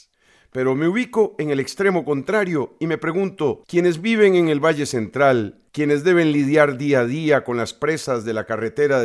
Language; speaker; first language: Spanish; native; Spanish